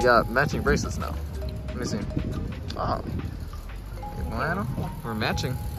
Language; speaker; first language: English; native; English